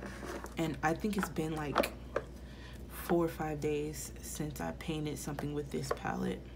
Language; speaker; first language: English; native; English